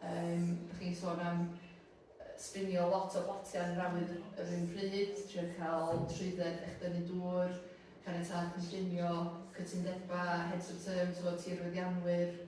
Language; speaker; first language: Welsh; native; Welsh